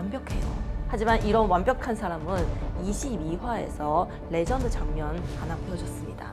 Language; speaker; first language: Korean; non-native, fluent; Chinese